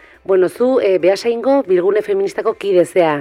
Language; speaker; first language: Basque; native; Basque